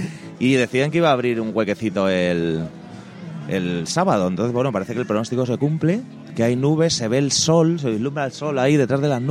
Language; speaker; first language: Spanish; native; Spanish